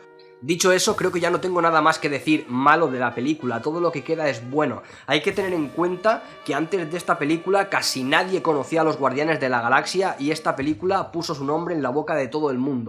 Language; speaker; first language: Spanish; native; Spanish